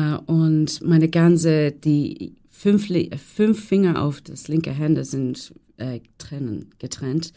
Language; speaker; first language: German; non-native, fluent; English